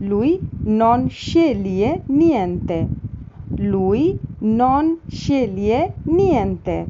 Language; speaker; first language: Italian; non-native, fluent; Bangla